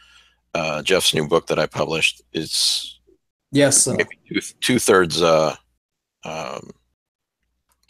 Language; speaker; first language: English; native; English